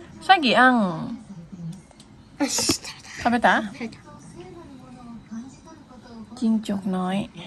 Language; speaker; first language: Japanese; non-native, fluent; Thai